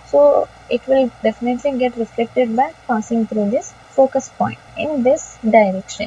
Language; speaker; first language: English; non-native, local second language; Telugu